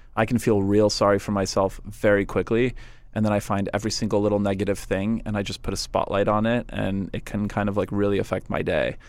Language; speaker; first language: English; native; English